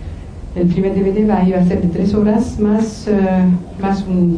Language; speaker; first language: Spanish; non-native, fluent; French